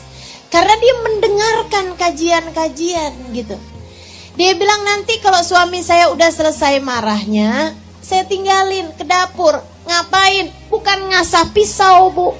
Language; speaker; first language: Indonesian; native; Indonesian